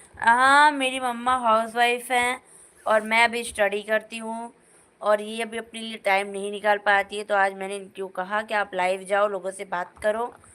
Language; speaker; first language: Hindi; native; Hindi